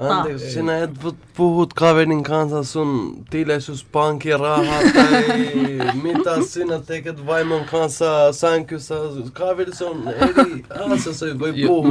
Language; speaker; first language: Finnish; non-native, learner; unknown